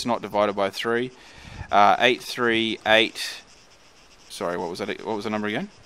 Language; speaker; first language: English; native; English